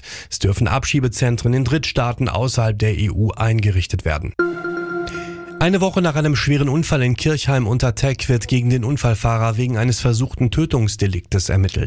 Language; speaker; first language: German; native; German